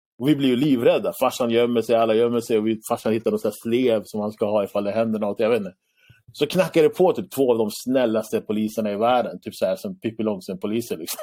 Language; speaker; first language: Swedish; early bilingual, other home language; Arabic